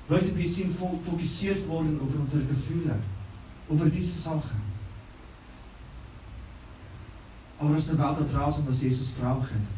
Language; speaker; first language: German; non-native, fluent; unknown